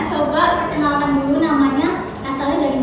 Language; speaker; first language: Indonesian; native; Indonesian